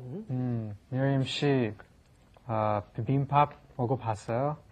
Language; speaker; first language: Korean; non-native, learner; English